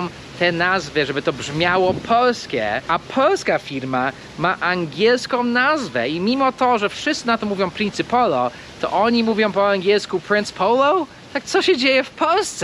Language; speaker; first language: Polish; non-native, fluent; English